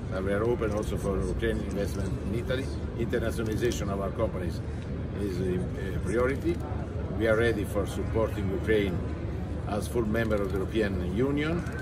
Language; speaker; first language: English; non-native, learner; Italian